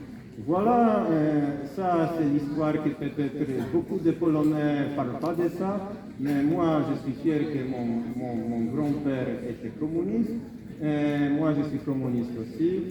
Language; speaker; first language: French; non-native, fluent; Polish